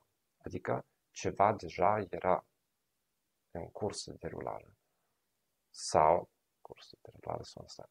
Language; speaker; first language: Romanian; non-native, fluent; German